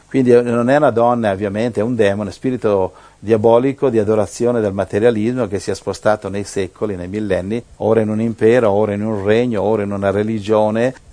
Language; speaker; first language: Italian; native; Italian